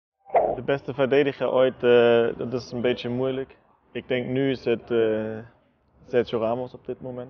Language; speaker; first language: Dutch; non-native, fluent; German